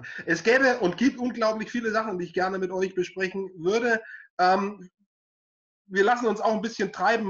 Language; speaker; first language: German; native; German